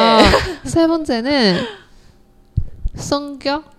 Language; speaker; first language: Korean; non-native, learner; Chinese